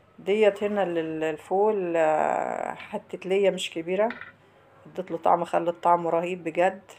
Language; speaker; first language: Arabic; native; Arabic